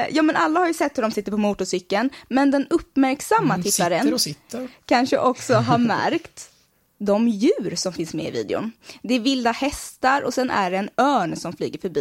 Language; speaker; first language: Swedish; native; Swedish